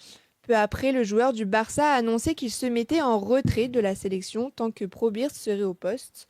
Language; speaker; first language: French; native; French